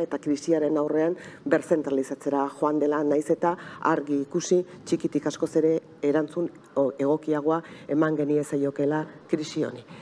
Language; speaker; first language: Basque; native; Basque